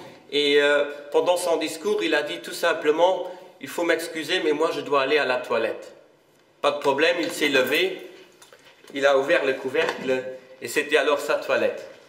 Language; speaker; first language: French; non-native, local second language; Luxembourgish